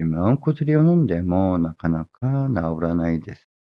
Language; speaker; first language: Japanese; non-native, fluent; Korean